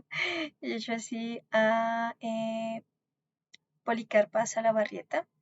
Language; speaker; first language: French; non-native, learner; Spanish